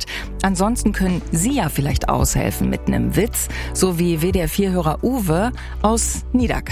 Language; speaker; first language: German; native; German